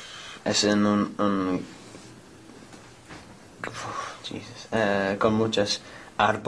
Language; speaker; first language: Spanish; non-native, learner; English